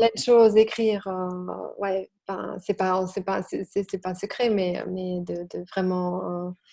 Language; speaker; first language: French; non-native, learner; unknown